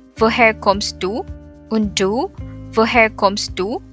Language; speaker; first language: German; non-native, fluent; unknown